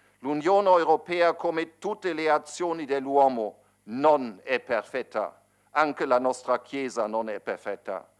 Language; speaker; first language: Italian; non-native, fluent; German